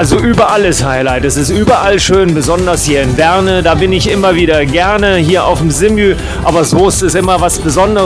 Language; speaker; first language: German; native; German